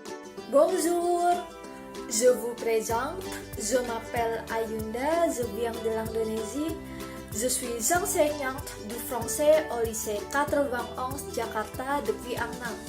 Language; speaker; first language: French; non-native, fluent; Indonesian